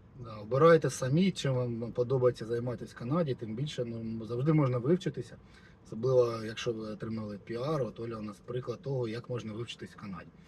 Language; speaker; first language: Ukrainian; native; Ukrainian